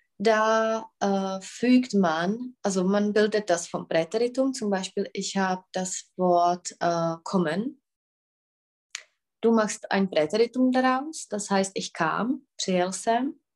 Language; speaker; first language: German; non-native, fluent; Czech